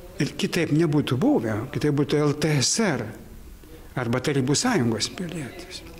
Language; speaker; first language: Lithuanian; native; Lithuanian